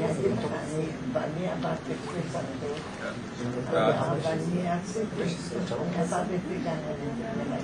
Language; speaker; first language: Hebrew; non-native, fluent; Polish